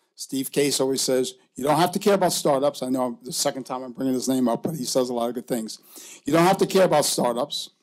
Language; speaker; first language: English; native; English